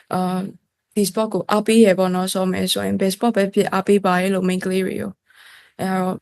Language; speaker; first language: Burmese; non-native, local second language; Kachin